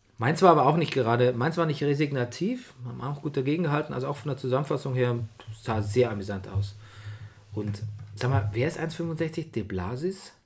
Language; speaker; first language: German; native; German